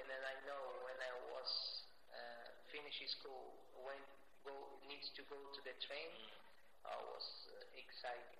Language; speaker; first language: English; non-native, learner; Portuguese